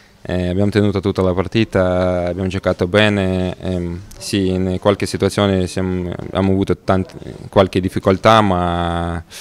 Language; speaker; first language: Italian; non-native, learner; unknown